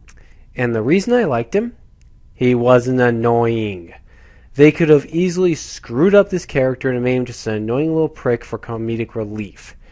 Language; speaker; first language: English; native; English